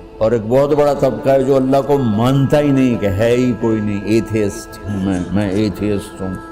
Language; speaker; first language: Urdu; non-native, local second language; Punjabi